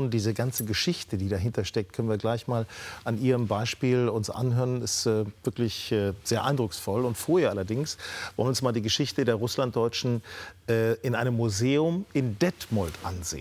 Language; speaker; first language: German; native; German